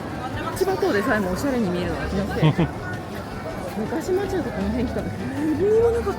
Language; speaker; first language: Japanese; native; Japanese